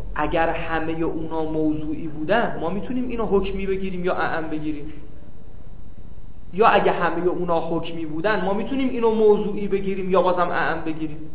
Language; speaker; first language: Persian; native; Persian